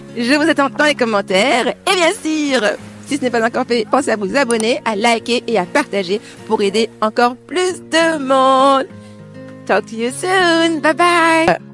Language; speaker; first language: French; native; French